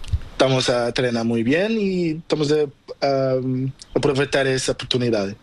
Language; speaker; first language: Spanish; non-native, learner; Portuguese